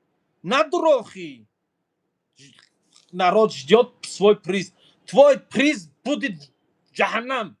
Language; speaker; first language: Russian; non-native, learner; Tajik